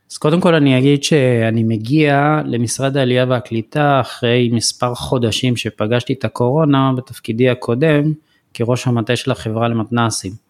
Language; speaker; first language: Hebrew; early bilingual, other home language; Amharic